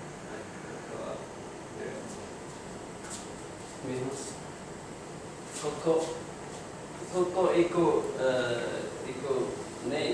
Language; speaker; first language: Japanese; non-native, learner; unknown